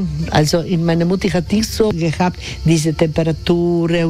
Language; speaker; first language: German; non-native, learner; Croatian